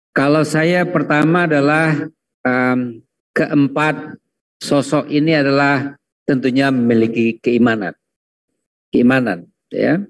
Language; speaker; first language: Indonesian; non-native, local second language; Minangkabau